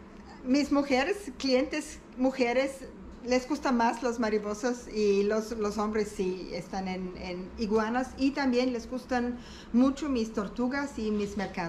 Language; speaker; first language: Spanish; non-native, learner; German